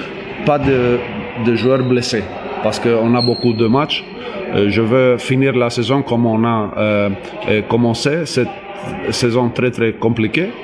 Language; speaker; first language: French; non-native, learner; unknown